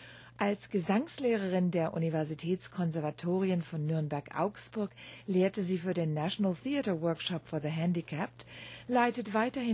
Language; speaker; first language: German; native; German